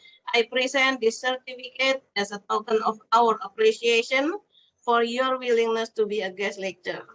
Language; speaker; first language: English; non-native, fluent; Indonesian